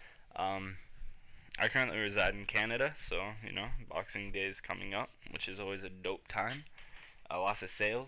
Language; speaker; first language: English; native; English